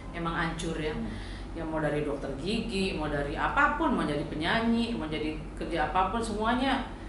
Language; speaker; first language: Indonesian; native; Indonesian